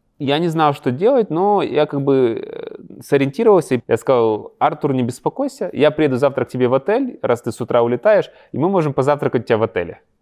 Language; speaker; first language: Russian; native; Russian